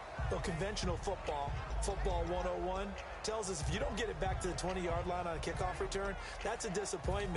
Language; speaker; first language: English; native; English